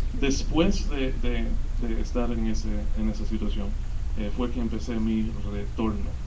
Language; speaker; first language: Spanish; early bilingual, heritage; Spanish